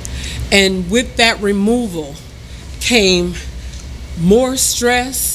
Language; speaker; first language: English; native; English